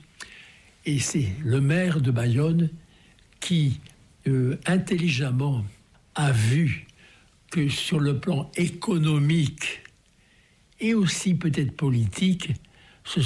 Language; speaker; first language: French; native; French